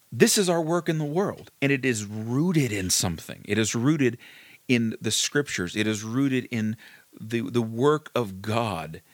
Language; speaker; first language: English; native; English